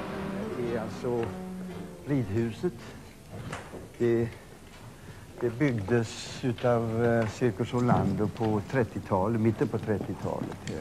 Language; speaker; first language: Swedish; native; Swedish